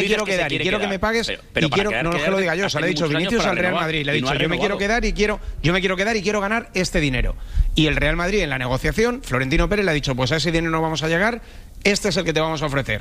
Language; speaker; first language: Spanish; native; Spanish